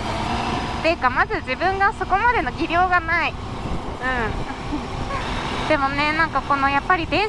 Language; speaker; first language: Japanese; native; Japanese